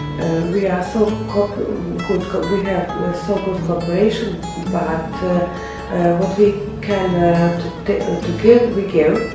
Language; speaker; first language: English; non-native, learner; Bosnian